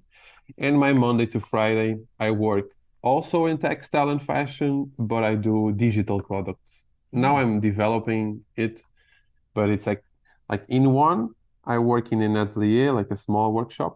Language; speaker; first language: English; non-native, fluent; Portuguese